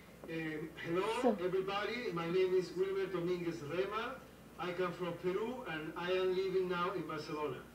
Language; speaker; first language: English; non-native, learner; Spanish